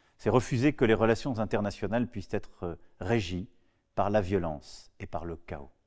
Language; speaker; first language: French; native; French